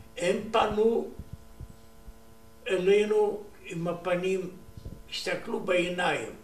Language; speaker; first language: Hebrew; non-native, learner; Romanian